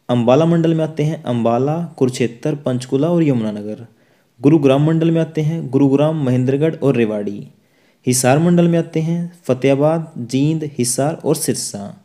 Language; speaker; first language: Hindi; native; Hindi